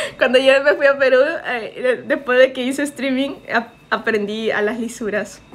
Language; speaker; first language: Spanish; early bilingual, heritage; Spanish